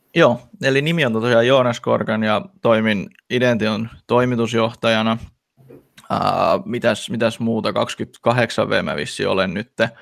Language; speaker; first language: Finnish; early bilingual, other home language; Russian